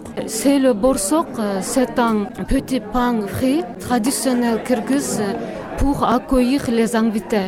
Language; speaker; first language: French; non-native, learner; Kyrgyz